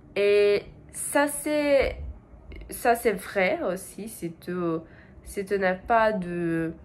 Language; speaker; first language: French; non-native, learner; Portuguese